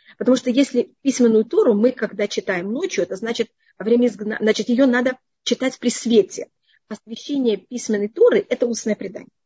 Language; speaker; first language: Russian; native; Russian